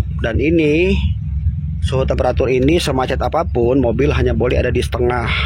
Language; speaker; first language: Indonesian; native; Indonesian